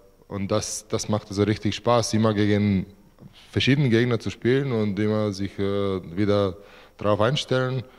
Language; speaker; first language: German; non-native, fluent; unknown